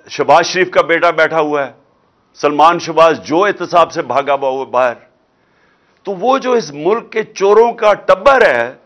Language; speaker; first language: Urdu; non-native, local second language; Punjabi